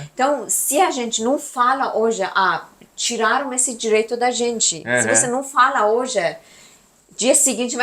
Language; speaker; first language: Portuguese; non-native, fluent; Persian